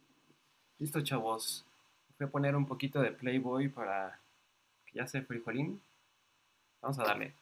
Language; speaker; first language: Spanish; native; Spanish